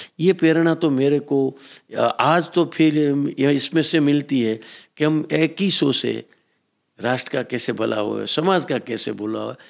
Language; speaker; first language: Hindi; non-native, local second language; Gujarati